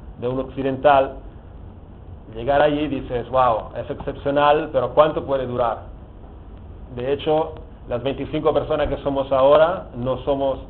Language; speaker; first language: Spanish; non-native, fluent; Italian